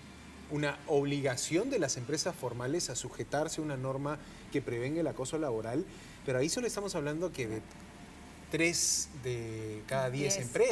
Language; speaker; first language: Spanish; native; Spanish